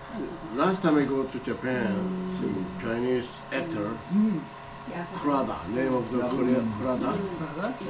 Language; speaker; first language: English; non-native, learner; Korean